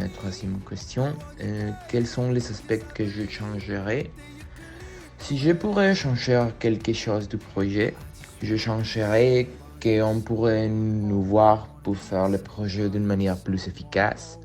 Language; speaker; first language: French; non-native, learner; Spanish